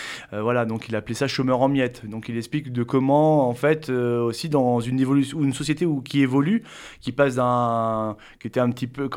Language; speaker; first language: French; native; French